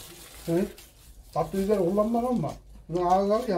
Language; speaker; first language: Korean; non-native, learner; Turkish